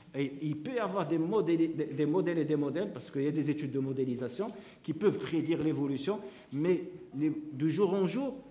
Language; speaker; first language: French; non-native, local second language; Arabic